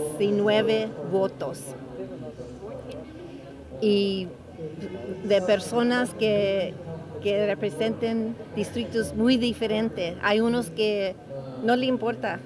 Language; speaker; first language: Spanish; early bilingual, heritage; English